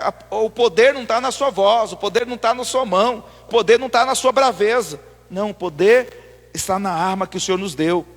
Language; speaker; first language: Portuguese; native; Portuguese